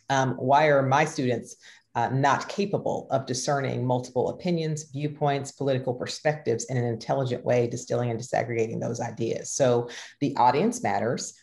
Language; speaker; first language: English; native; English